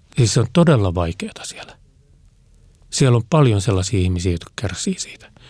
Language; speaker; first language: Finnish; native; Finnish